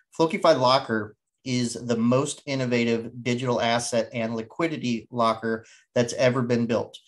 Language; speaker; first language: English; native; English